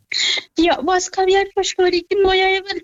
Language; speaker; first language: Norwegian; non-native, learner; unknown